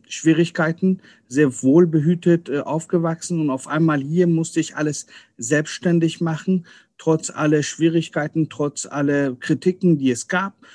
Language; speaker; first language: German; early bilingual, other home language; Persian